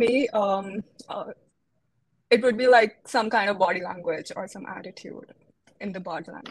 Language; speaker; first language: English; non-native, local second language; Hindi